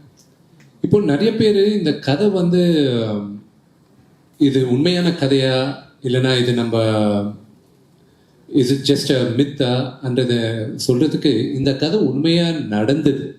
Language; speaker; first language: Tamil; early bilingual, heritage; Telugu